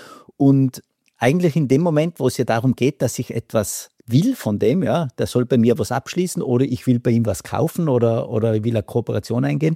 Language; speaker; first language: German; native; German